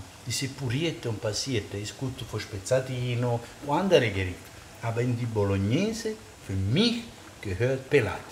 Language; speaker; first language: German; non-native, fluent; Italian